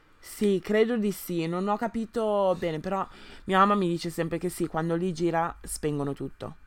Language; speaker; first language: Italian; early bilingual, other home language; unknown